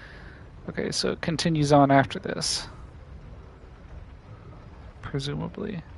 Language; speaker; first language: English; native; English